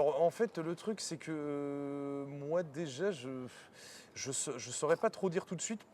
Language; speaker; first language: French; native; French